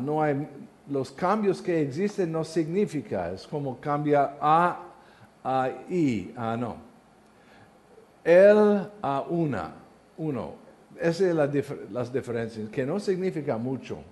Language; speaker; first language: Spanish; non-native, learner; English